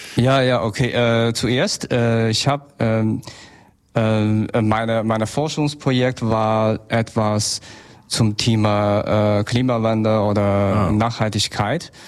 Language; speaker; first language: German; non-native, learner; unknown